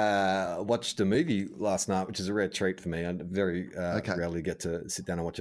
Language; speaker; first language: English; native; English